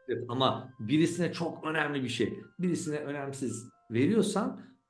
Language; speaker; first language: Turkish; native; Turkish